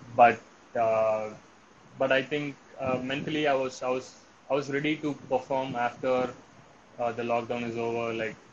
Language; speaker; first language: English; non-native, local second language; Tamil